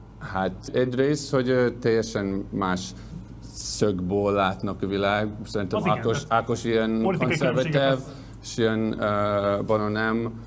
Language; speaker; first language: Hungarian; non-native, learner; English